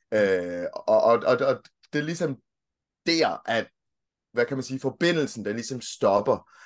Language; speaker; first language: Danish; early bilingual, other home language; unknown